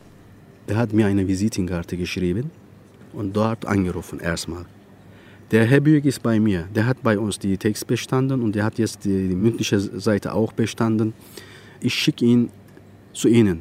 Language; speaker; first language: German; non-native, fluent; Turkish